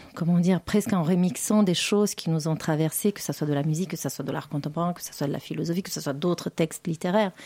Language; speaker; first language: French; non-native, fluent; Romanian